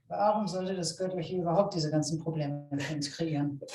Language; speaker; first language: German; native; German